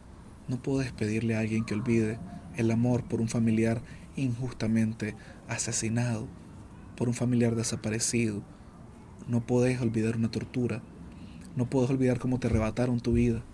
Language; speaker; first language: Spanish; native; Spanish